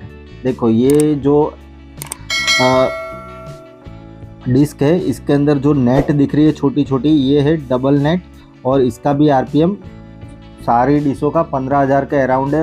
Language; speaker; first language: Hindi; native; Hindi